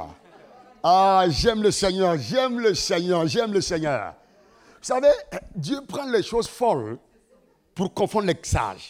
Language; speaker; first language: French; non-native, local second language; Mossi